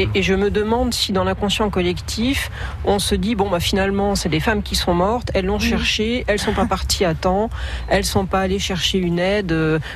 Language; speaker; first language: French; native; French